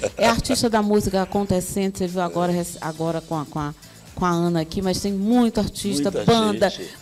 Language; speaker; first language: Portuguese; native; Portuguese